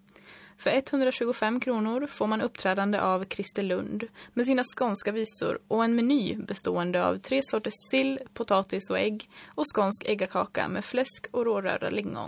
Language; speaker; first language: Swedish; native; Swedish